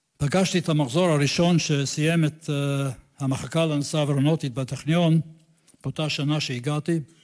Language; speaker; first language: Hebrew; non-native, fluent; English